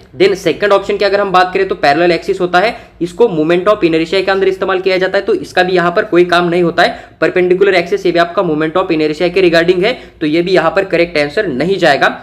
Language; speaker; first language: Hindi; non-native, local second language; Marathi